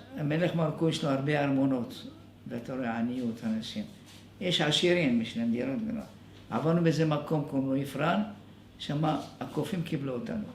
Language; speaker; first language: Hebrew; non-native, fluent; Arabic